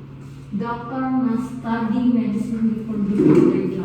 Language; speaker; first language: English; non-native, learner; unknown